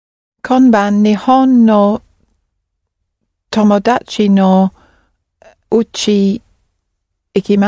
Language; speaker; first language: Japanese; non-native, learner; English